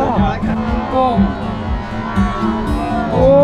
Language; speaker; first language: Chinese; non-native, learner; Japanese